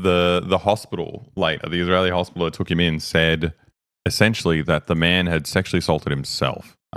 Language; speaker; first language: English; native; English